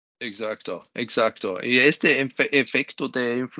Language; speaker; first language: Spanish; non-native, learner; German